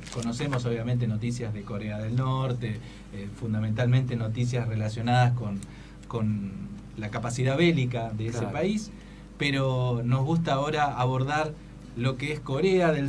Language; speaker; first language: Spanish; native; Spanish